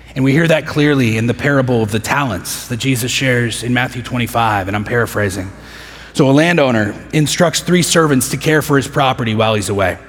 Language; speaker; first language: English; native; English